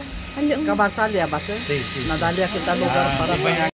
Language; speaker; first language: Filipino; non-native, local second language; Chavacano